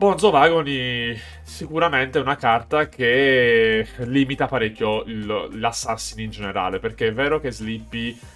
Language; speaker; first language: Italian; native; Italian